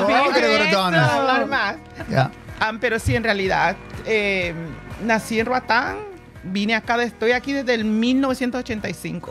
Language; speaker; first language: Spanish; early bilingual, heritage; Spanish